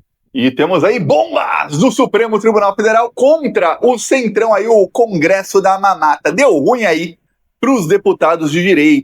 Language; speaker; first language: Portuguese; native; Portuguese